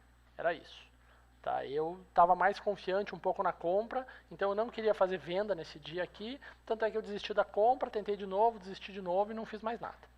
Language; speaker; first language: Portuguese; native; Portuguese